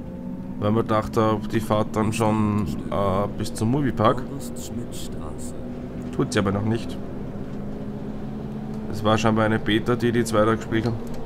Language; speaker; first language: German; native; German